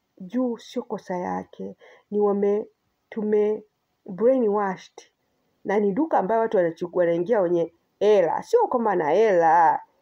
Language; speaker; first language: Swahili; native; Swahili